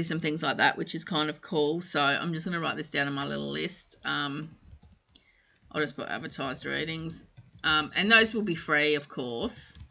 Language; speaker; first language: English; native; English